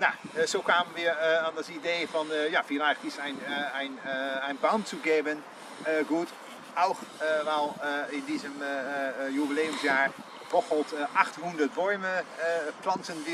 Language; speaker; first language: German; non-native, learner; Dutch